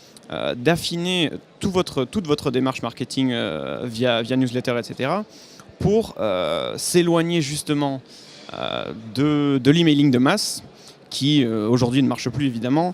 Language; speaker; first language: French; native; French